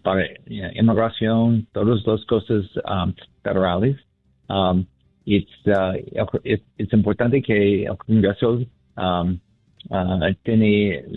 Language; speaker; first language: Spanish; non-native, learner; English